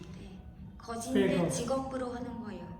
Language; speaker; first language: Korean; non-native, fluent; Vietnamese